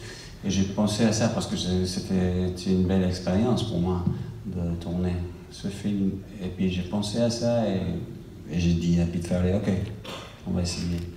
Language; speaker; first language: French; non-native, fluent; English